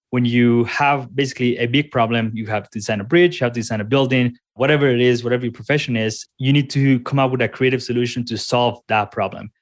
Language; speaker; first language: English; non-native, fluent; Spanish